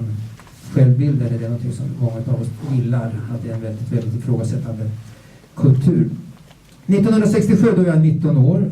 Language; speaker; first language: Swedish; native; Swedish